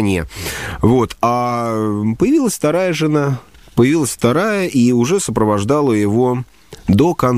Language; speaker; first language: Russian; native; Russian